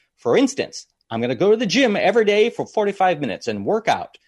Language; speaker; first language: English; native; English